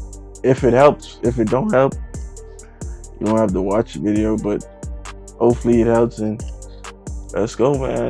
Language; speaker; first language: English; native; English